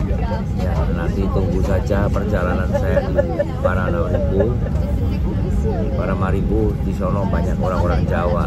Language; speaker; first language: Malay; non-native, local second language; Javanese